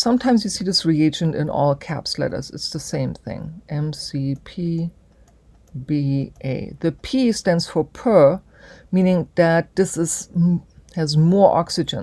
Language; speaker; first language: English; native; English